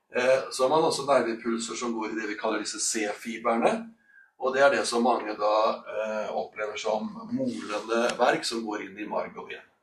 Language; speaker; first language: Norwegian; native; Norwegian